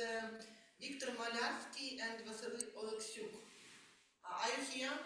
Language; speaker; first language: English; non-native, learner; Ukrainian